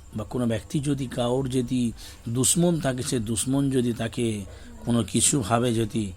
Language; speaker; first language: Bangla; native; Bangla